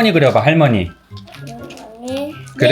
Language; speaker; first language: Korean; native; Korean